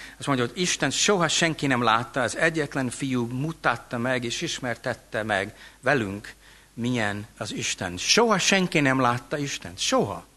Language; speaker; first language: Hungarian; non-native, fluent; English